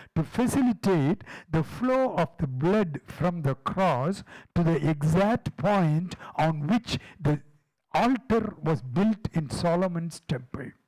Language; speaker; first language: English; non-native, local second language; Tamil